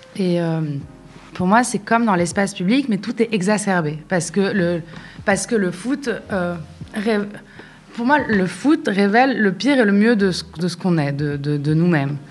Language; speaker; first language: French; non-native, local second language; Arabic